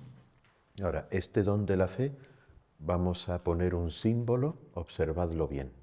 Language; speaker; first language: Spanish; native; Spanish